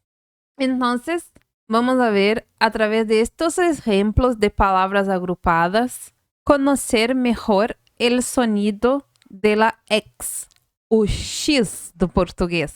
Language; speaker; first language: Spanish; non-native, fluent; Portuguese